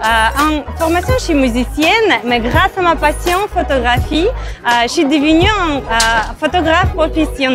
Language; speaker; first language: French; non-native, learner; Russian